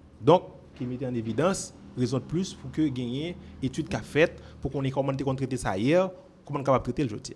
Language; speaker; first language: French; non-native, local second language; Haitian Creole